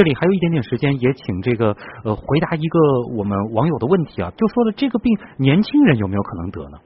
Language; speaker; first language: Chinese; native; Chinese